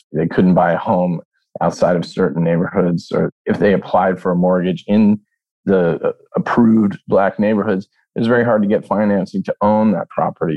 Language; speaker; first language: English; native; English